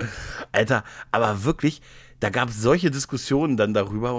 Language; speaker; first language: German; native; German